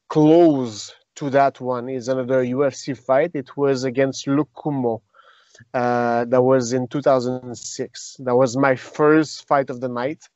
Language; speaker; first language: English; non-native, fluent; French